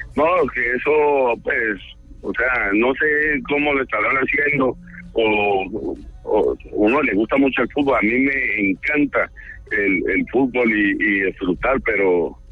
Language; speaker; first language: Spanish; native; Spanish